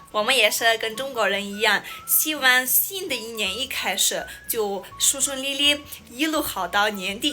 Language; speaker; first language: Chinese; non-native, fluent; Armenian